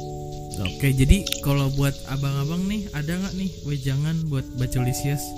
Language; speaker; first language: Indonesian; native; Indonesian